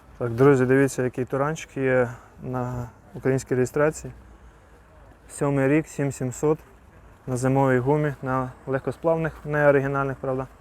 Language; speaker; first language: Ukrainian; native; Ukrainian